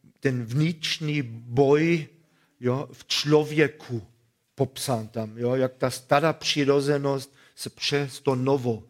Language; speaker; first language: Czech; non-native, fluent; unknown